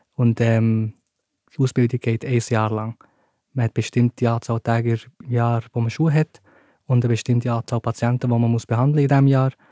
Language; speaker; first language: German; early bilingual, other home language; Turkish